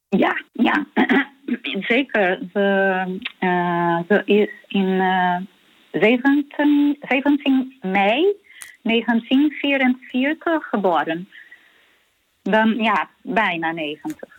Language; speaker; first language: Dutch; non-native, learner; Portuguese